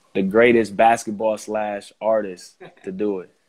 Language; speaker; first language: English; native; English